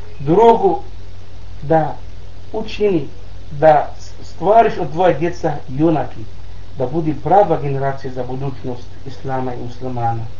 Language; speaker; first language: Bosnian; non-native, learner; Arabic